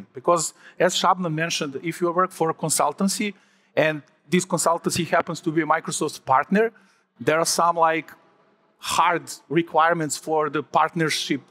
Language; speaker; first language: English; non-native, fluent; Serbian